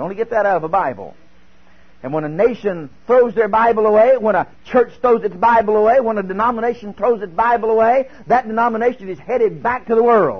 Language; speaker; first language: English; native; English